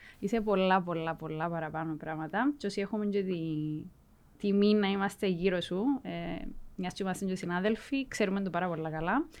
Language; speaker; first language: Greek; native; Greek